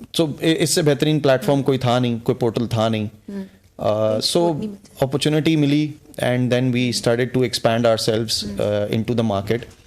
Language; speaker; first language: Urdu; early bilingual, heritage; Urdu